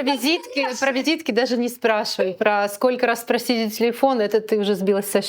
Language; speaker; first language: Russian; native; Russian